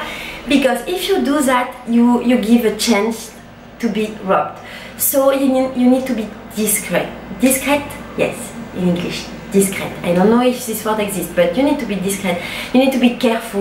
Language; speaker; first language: English; non-native, learner; French